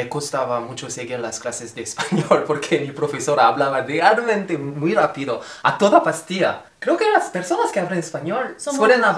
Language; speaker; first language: Spanish; non-native, fluent; French